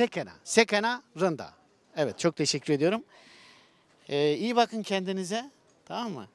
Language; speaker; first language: Turkish; native; Turkish